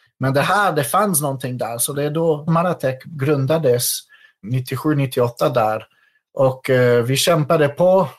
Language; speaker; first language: Swedish; non-native, fluent; French